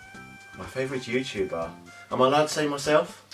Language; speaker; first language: English; native; English